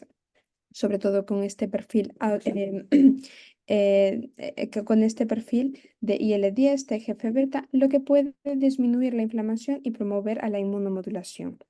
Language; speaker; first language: Spanish; native; Spanish